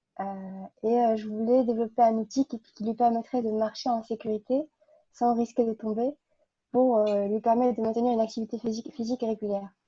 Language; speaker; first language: French; non-native, local second language; Arabic